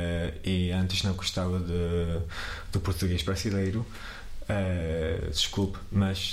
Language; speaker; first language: Portuguese; non-native, fluent; English